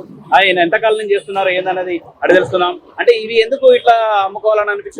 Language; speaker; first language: Telugu; native; Telugu